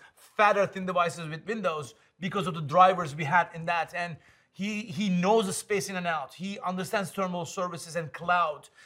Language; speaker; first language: English; non-native, fluent; Turkish